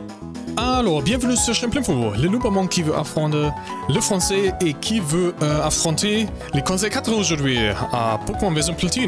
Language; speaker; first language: French; non-native, learner; German